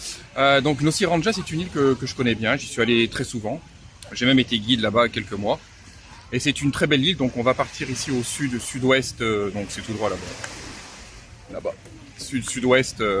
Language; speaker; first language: French; native; French